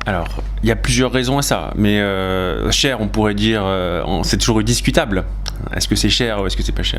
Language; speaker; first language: French; native; French